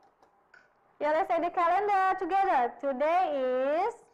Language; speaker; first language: English; non-native, fluent; Indonesian